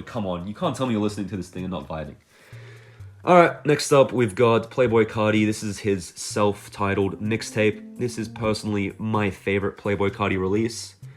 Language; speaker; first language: English; native; English